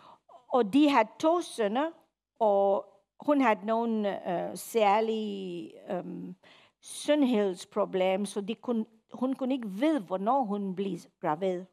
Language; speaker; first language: Danish; non-native, fluent; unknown